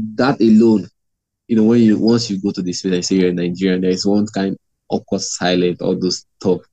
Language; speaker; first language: English; non-native, local second language; Igbo